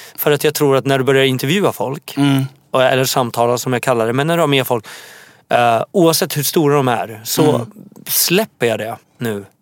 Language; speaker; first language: Swedish; native; Swedish